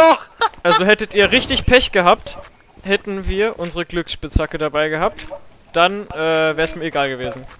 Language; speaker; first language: German; native; German